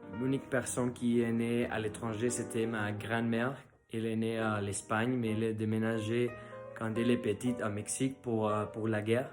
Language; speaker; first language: French; non-native, learner; Spanish